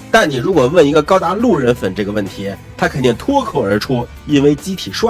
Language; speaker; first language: Chinese; native; Chinese